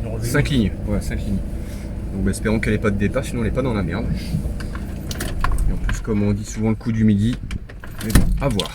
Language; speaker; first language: French; native; French